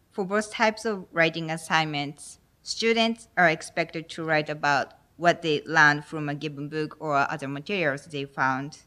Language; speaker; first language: English; non-native, fluent; Japanese